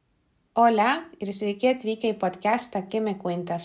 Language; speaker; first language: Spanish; non-native, fluent; Lithuanian